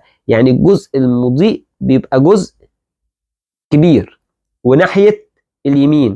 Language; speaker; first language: Arabic; native; Arabic